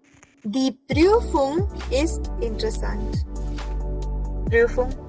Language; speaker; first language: German; non-native, fluent; Hindi